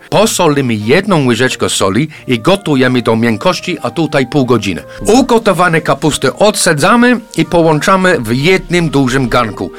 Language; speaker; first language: Polish; non-native, fluent; English